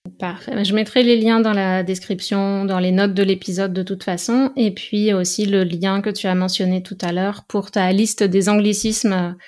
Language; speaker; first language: French; native; French